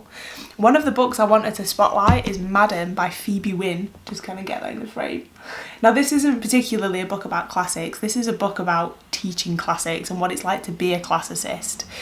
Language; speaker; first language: English; native; English